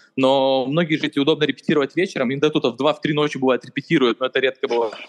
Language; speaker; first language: Russian; native; Russian